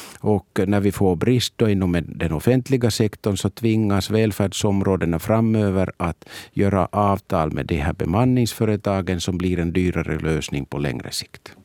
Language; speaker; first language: Swedish; native; Swedish